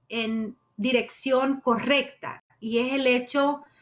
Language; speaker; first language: Spanish; native; Spanish